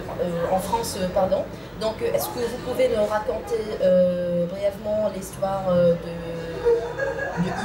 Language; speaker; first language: French; non-native, local second language; Arabic